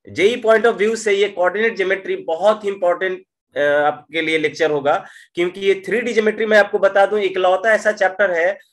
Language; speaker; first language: Hindi; native; Hindi